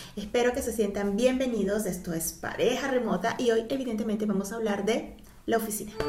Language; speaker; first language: Spanish; native; Spanish